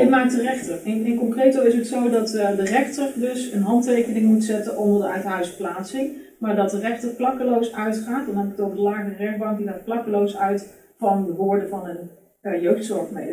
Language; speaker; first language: Dutch; native; Dutch